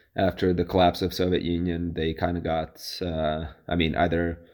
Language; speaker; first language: English; non-native, fluent; Latvian